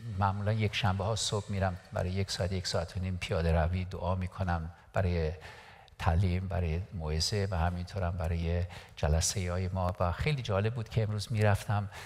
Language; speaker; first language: Persian; non-native, local second language; Armenian